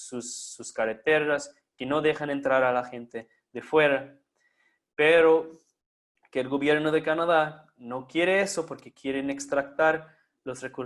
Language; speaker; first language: Spanish; non-native, fluent; English